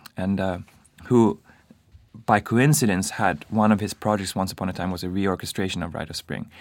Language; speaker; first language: English; non-native, fluent; Swedish